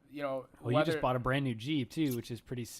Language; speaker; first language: English; native; English